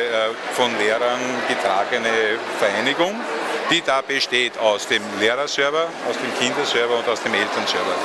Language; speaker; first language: German; native; German